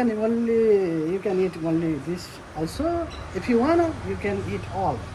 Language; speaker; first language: English; non-native, learner; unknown